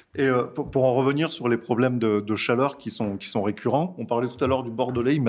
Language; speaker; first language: French; native; French